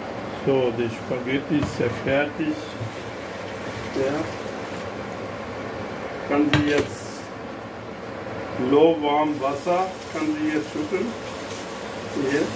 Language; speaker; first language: German; non-native, learner; Urdu